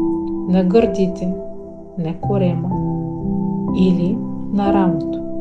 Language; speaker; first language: Bulgarian; native; Bulgarian